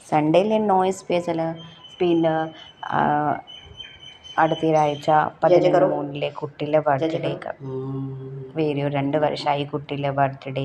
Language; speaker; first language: Malayalam; non-native, learner; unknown